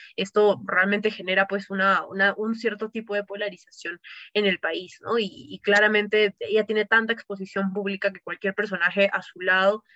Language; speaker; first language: Spanish; native; Spanish